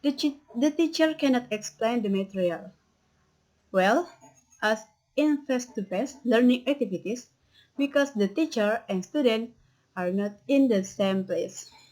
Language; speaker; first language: English; non-native, learner; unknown